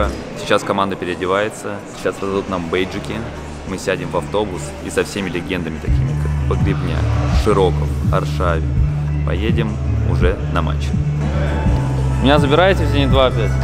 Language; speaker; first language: Russian; native; Russian